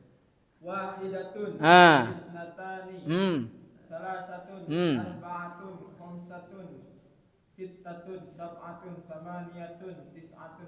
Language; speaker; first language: Arabic; non-native, learner; Indonesian